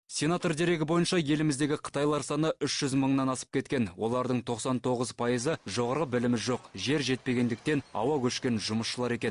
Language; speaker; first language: Kazakh; native; Kazakh